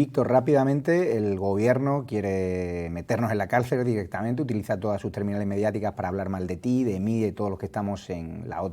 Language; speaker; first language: Spanish; native; Spanish